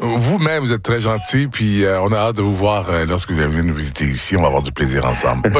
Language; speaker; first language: French; native; French